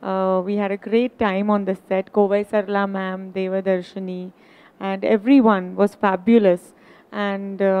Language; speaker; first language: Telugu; non-native, learner; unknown